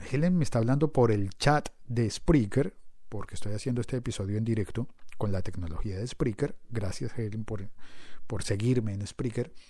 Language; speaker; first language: Spanish; native; Spanish